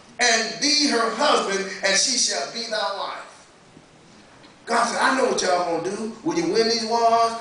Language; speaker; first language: English; native; English